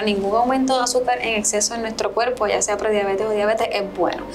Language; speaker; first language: Spanish; native; Spanish